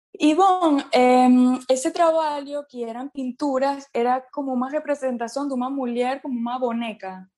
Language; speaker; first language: Portuguese; non-native, learner; Spanish